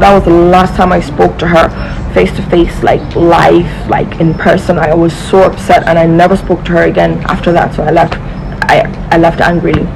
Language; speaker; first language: English; non-native, local second language; Hausa